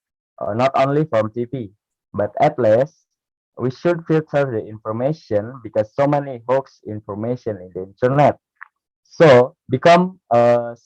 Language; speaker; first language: English; non-native, learner; Indonesian